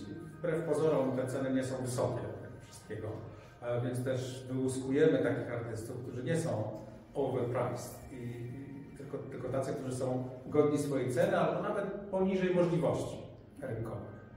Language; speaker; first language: Polish; native; Polish